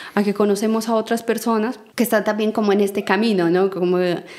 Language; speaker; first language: Spanish; native; Spanish